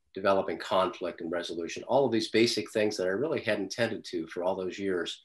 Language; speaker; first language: English; native; English